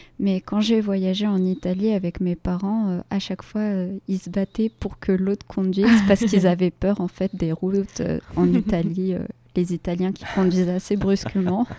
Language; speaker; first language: French; native; French